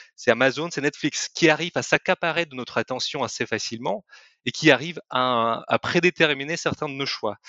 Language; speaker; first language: French; non-native, fluent; Russian